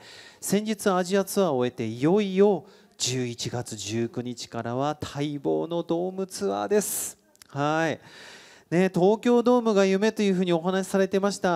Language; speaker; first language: Japanese; native; Japanese